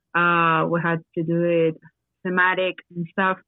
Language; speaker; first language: English; non-native, learner; Spanish